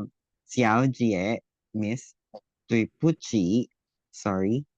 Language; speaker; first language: English; non-native, learner; Filipino